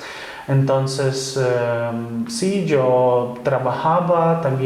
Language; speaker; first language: Spanish; non-native, fluent; Ukrainian